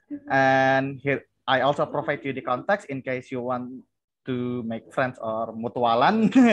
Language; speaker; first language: English; non-native, fluent; Indonesian